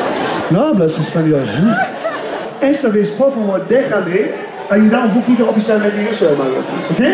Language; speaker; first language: Spanish; non-native, fluent; German